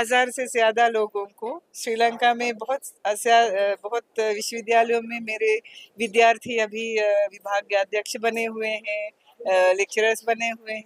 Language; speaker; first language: Hindi; non-native, fluent; Sinhala